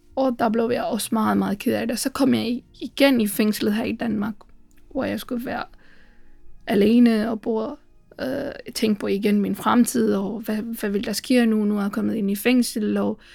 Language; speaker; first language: Danish; non-native, fluent; Sinhala